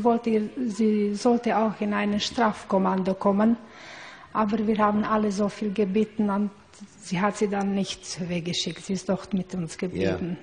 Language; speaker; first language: German; non-native, learner; Hungarian